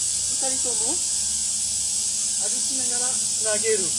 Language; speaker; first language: Japanese; non-native, fluent; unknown